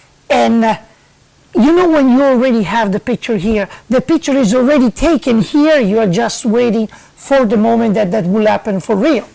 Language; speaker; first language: English; non-native, fluent; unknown